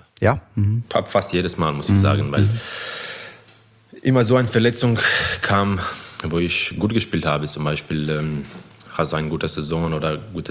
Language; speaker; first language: German; non-native, fluent; Croatian